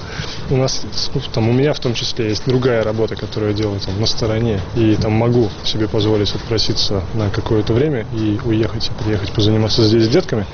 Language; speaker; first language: Russian; native; Russian